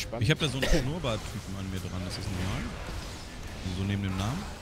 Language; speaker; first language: German; native; German